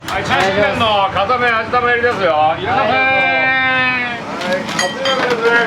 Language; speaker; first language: Japanese; native; Japanese